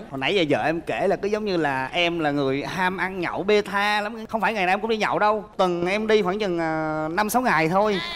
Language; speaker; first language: Vietnamese; native; Vietnamese